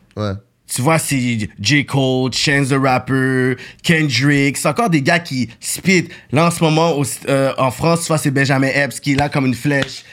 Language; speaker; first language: French; native; French